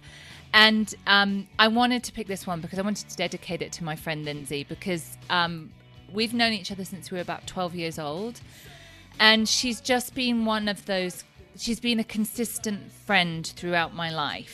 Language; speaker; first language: English; native; English